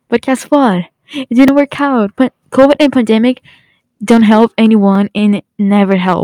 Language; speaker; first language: English; early bilingual, other home language; Portuguese